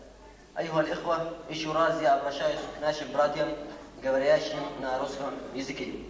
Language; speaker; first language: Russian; non-native, learner; Arabic